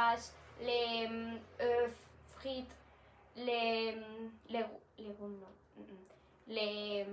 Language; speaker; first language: French; non-native, learner; Spanish